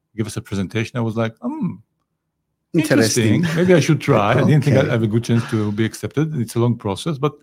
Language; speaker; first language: English; non-native, fluent; Hebrew